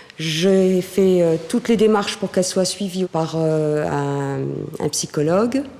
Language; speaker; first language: French; native; French